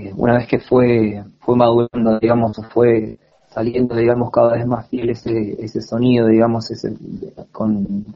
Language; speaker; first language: Spanish; native; Spanish